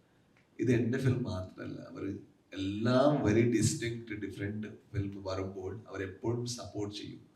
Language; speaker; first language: Malayalam; non-native, learner; Kannada